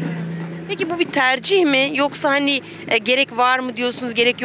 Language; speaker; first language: Turkish; native; Turkish